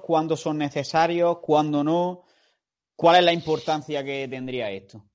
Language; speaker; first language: Spanish; native; Spanish